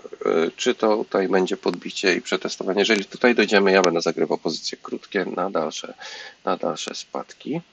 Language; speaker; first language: Polish; native; Polish